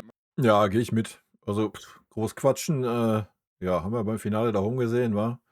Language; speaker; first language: German; native; German